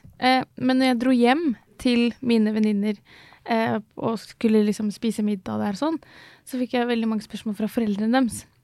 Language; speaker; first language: Norwegian; native; Norwegian